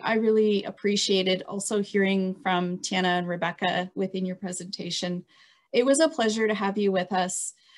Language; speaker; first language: English; native; English